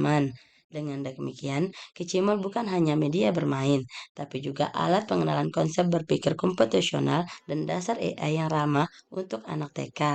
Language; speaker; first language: Indonesian; native; Indonesian